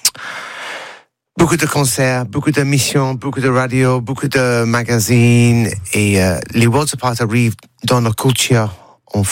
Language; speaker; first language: French; non-native, learner; English